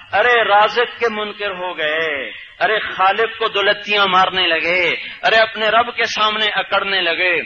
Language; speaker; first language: Urdu; native; Urdu